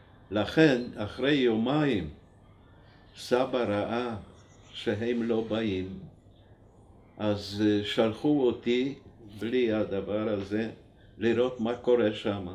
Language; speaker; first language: Hebrew; non-native, fluent; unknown